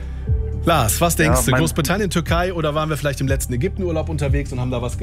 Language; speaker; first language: German; native; German